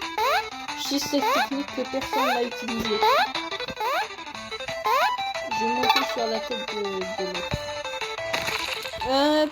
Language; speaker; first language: French; native; French